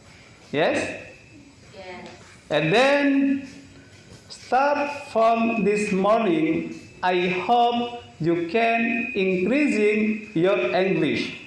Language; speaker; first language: English; non-native, learner; Indonesian